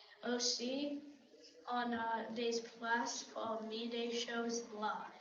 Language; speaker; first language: French; non-native, local second language; English